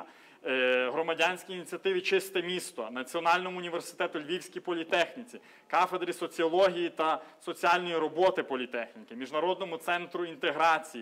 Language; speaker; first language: Ukrainian; native; Ukrainian